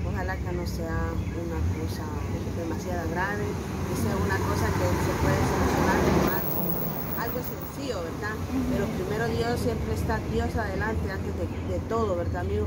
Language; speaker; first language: Spanish; native; Spanish